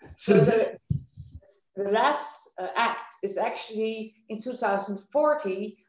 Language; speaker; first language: English; non-native, fluent; Dutch